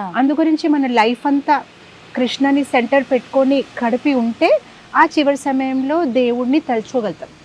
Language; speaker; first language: Telugu; non-native, fluent; Gujarati